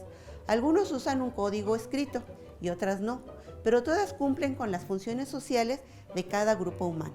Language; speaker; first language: Spanish; native; Spanish